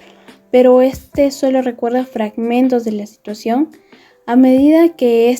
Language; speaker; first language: Spanish; native; Spanish